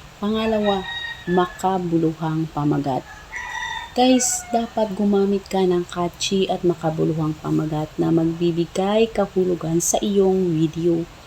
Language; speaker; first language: Filipino; non-native, local second language; Cebuano